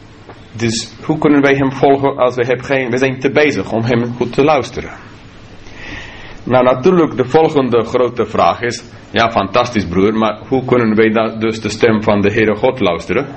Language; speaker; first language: Dutch; non-native, fluent; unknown